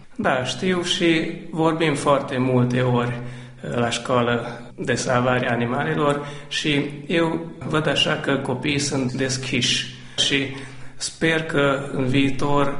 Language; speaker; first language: Romanian; non-native, local second language; Hungarian